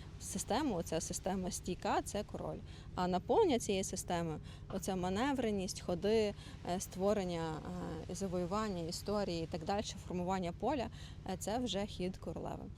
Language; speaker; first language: Ukrainian; non-native, local second language; Russian